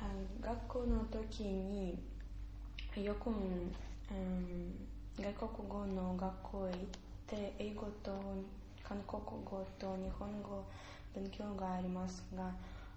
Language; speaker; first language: Japanese; non-native, learner; Russian